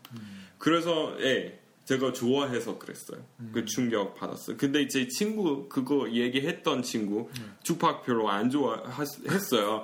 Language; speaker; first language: Korean; early bilingual, heritage; Korean